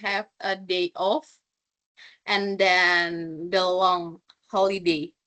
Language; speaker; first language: English; non-native, learner; Indonesian